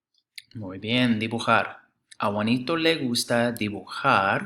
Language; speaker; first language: Spanish; non-native, fluent; English